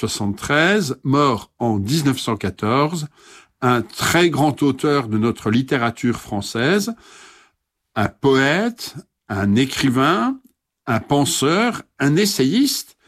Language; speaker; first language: French; native; French